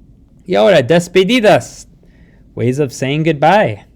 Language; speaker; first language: Spanish; non-native, fluent; English